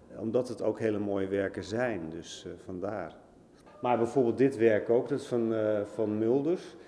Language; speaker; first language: Dutch; native; Dutch